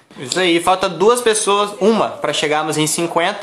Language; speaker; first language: Spanish; non-native, learner; Portuguese